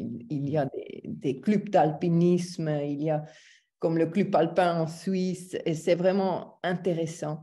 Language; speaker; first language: French; non-native, local second language; German